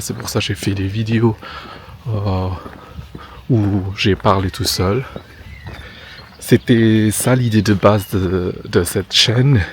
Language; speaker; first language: French; non-native, fluent; Indonesian